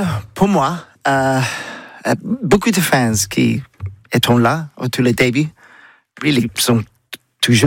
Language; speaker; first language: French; non-native, learner; English